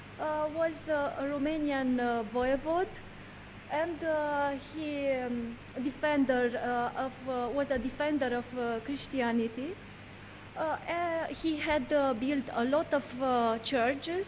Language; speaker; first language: English; non-native, learner; Romanian